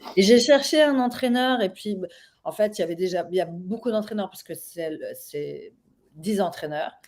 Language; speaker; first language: French; non-native, learner; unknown